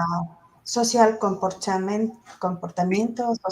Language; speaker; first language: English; non-native, learner; Spanish